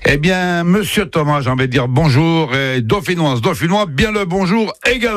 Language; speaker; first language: French; native; French